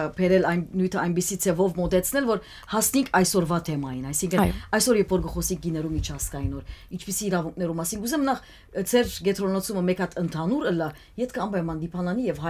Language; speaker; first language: Armenian; native; Armenian